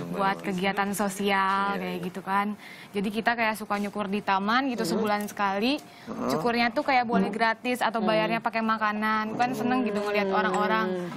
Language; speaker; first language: Indonesian; native; Indonesian